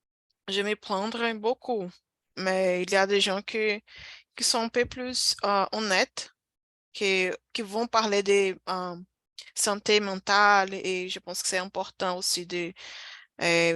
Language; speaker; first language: French; non-native, fluent; Portuguese